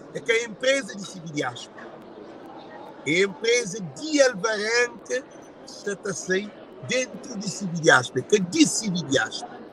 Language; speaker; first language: Portuguese; non-native, local second language; Kabuverdianu